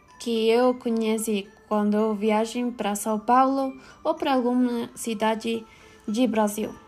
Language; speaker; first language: Portuguese; non-native, learner; Spanish